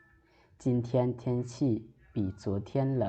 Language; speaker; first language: Chinese; non-native, fluent; Lao